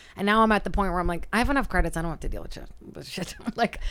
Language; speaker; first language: English; non-native, fluent; Portuguese